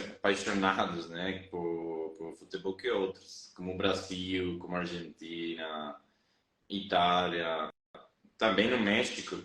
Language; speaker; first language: Portuguese; non-native, fluent; Spanish